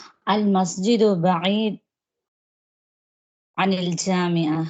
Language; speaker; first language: Arabic; non-native, learner; Tamil